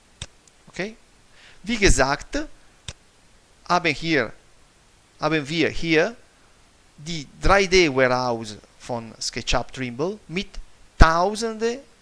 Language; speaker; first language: German; non-native, fluent; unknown